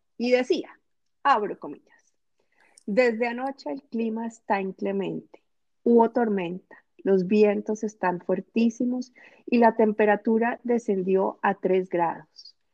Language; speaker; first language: Spanish; native; Spanish